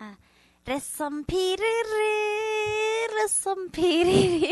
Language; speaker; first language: Japanese; non-native, learner; Nepali